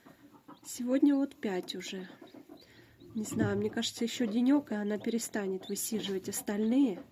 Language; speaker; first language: Russian; native; Russian